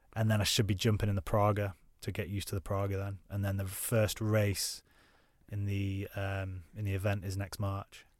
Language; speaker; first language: English; native; English